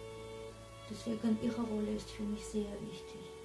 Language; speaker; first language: German; non-native, fluent; Armenian